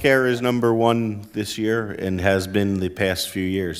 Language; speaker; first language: English; native; English